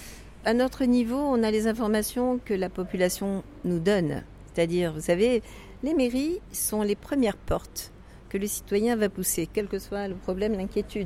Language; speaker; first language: French; native; French